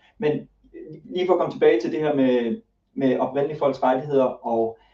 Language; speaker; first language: Danish; early bilingual, other home language; Kalaallisut